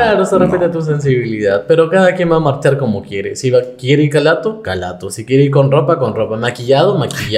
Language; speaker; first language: Spanish; native; Spanish